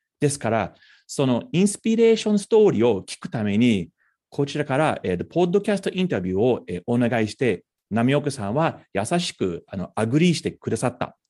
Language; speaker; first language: Japanese; non-native, fluent; English